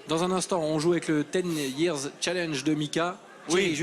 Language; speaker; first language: French; native; French